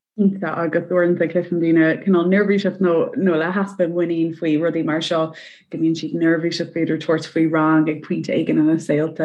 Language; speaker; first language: Irish; non-native, local second language; English